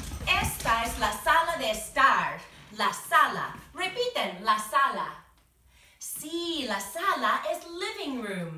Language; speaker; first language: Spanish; non-native, fluent; English